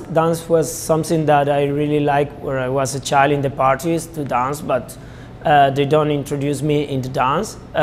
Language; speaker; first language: English; non-native, fluent; Spanish